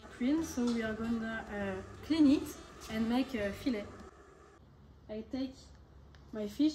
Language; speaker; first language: English; non-native, learner; French